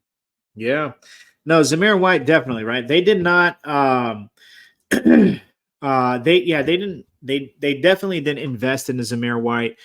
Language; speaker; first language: English; native; English